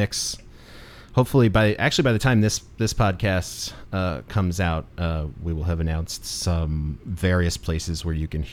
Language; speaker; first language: English; native; English